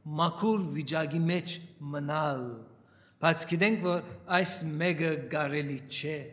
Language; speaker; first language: Armenian; early bilingual, heritage; Armenian